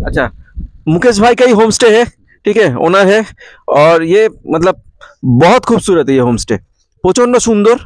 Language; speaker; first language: Hindi; non-native, local second language; Bangla